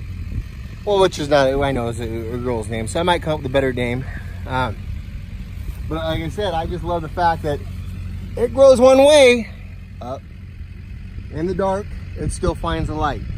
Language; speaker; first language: English; native; English